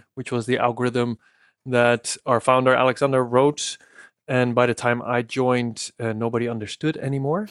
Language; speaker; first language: English; non-native, fluent; Dutch